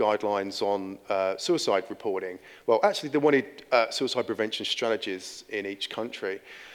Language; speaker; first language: English; native; English